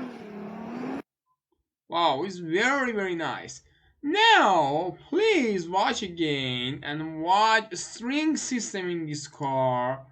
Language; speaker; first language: English; non-native, learner; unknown